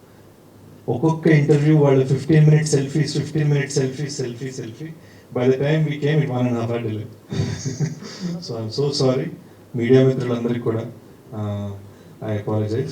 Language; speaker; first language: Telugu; early bilingual, heritage; Telugu